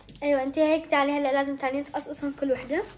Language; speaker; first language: Arabic; native; Arabic